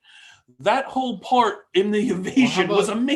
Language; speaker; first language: English; native; English